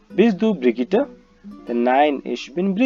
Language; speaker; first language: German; non-native, learner; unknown